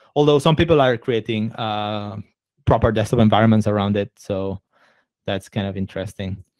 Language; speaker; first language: English; non-native, fluent; Catalan